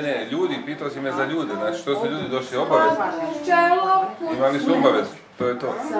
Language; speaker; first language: Bosnian; native; Bosnian